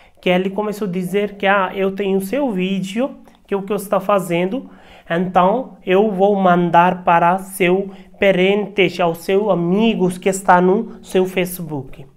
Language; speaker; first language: Portuguese; non-native, learner; Hindi